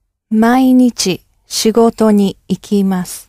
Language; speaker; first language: Japanese; non-native, learner; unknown